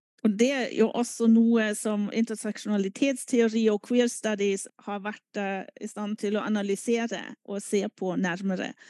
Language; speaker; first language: Norwegian; non-native, fluent; German